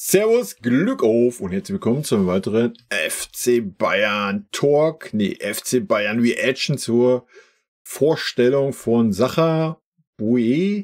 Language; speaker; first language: German; native; German